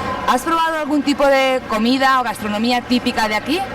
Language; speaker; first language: Spanish; native; Spanish